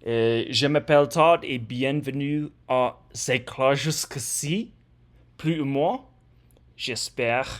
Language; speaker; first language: French; non-native, learner; English